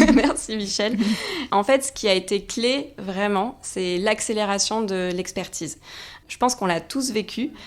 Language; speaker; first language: French; native; French